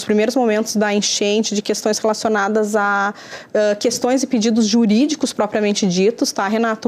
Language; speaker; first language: Portuguese; native; Portuguese